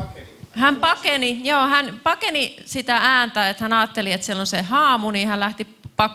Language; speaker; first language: Finnish; native; Finnish